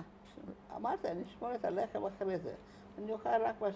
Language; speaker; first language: Hebrew; non-native, fluent; Hungarian